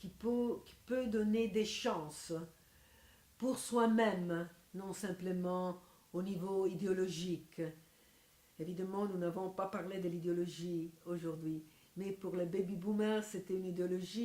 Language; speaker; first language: French; non-native, fluent; Italian